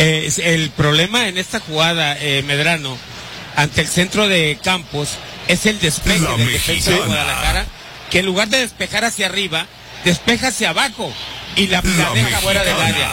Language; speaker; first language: Spanish; native; Spanish